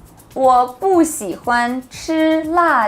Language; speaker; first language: Chinese; non-native, fluent; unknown